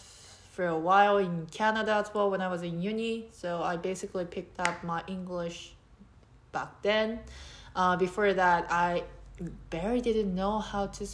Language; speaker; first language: English; non-native, fluent; Japanese